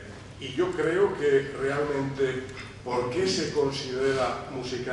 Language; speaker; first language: Spanish; native; Spanish